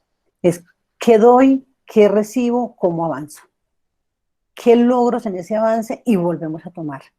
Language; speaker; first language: Spanish; native; Spanish